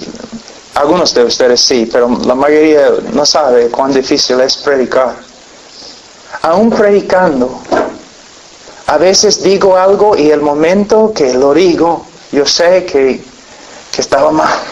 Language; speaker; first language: Spanish; non-native, fluent; English